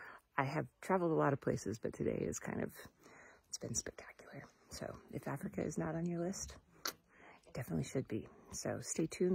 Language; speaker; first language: English; native; English